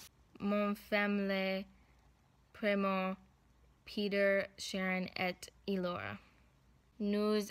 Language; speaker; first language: French; non-native, learner; English